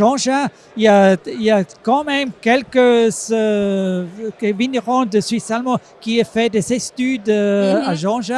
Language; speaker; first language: French; non-native, local second language; German